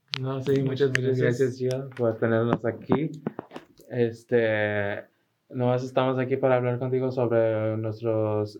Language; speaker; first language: Spanish; early bilingual, heritage; Spanish